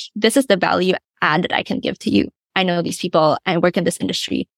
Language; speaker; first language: English; non-native, local second language; Filipino